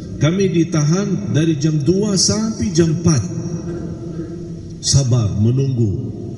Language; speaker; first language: Malay; non-native, fluent; Arabic